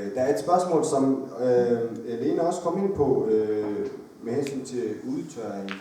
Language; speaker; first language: Danish; early bilingual, other home language; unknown